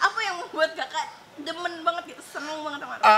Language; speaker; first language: Indonesian; native; Indonesian